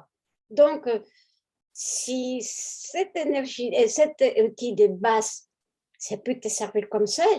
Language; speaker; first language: French; non-native, fluent; Spanish